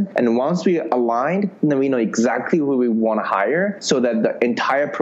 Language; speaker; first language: English; non-native, fluent; Japanese